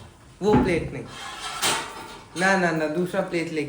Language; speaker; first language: Hindi; non-native, local second language; Bangla